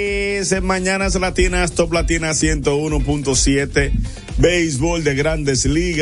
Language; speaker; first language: Spanish; native; Spanish